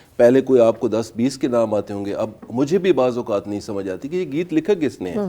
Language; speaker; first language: Urdu; non-native, local second language; Saraiki